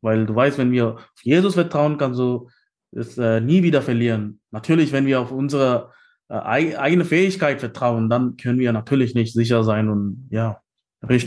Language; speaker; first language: German; non-native, fluent; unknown